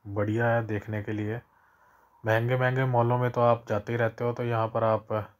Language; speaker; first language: Hindi; non-native, local second language; Punjabi